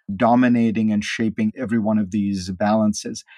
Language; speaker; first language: English; non-native, local second language; Hindi